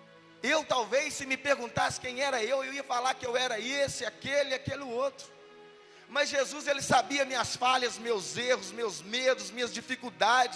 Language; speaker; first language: Portuguese; native; Portuguese